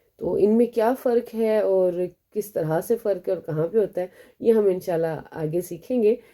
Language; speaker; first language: Urdu; native; Urdu